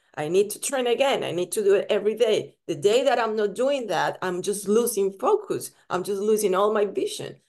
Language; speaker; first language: English; non-native, fluent; Spanish